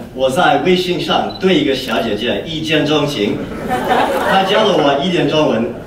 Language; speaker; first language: Chinese; non-native, learner; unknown